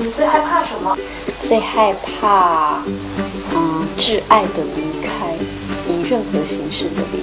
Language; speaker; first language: Chinese; native; Chinese